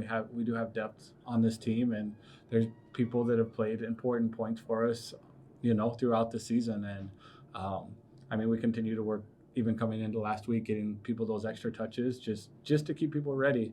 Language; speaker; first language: English; native; English